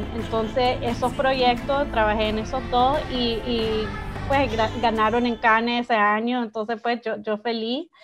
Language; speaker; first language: Spanish; early bilingual, heritage; Spanish